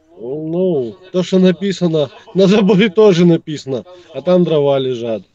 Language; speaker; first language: Russian; native; Russian